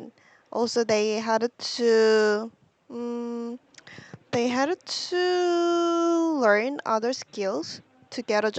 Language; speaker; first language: English; non-native, learner; Korean